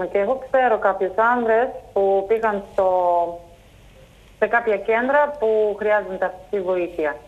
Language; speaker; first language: Greek; non-native, fluent; Russian